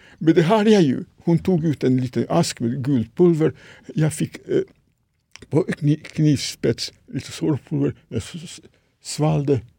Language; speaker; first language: Swedish; non-native, fluent; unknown